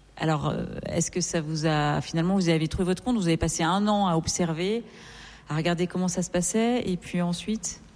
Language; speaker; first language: French; native; French